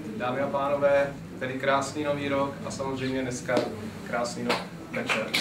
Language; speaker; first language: Czech; native; Czech